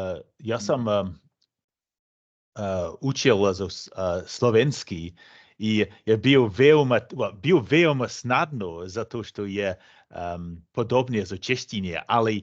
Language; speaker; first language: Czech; non-native, learner; English